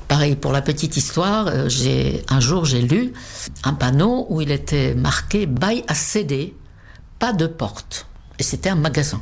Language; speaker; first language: French; non-native, fluent; Czech